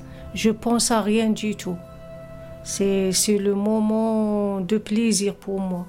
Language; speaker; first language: French; non-native, learner; Arabic